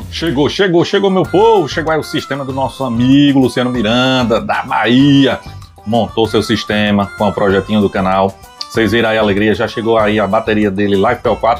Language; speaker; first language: Portuguese; native; Portuguese